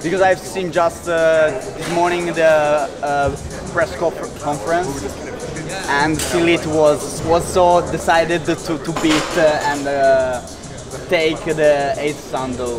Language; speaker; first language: English; non-native, learner; Italian